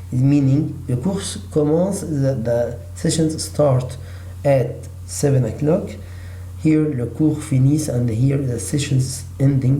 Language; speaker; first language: English; non-native, learner; Arabic